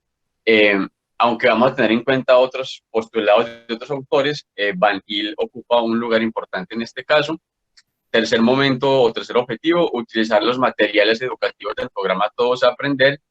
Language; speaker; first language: Spanish; native; Spanish